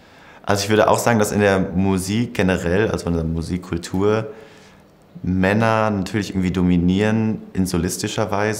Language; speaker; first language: German; native; German